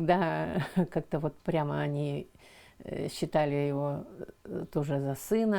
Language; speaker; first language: Russian; non-native, local second language; Yakut